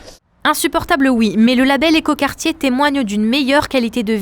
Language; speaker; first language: French; native; French